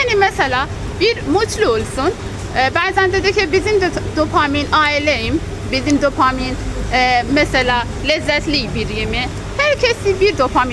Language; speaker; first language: Turkish; non-native, learner; Persian